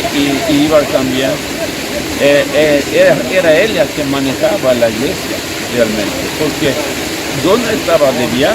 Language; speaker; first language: Spanish; non-native, fluent; Swedish